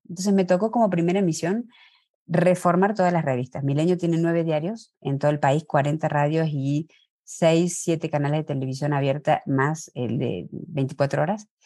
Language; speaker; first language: Spanish; native; Spanish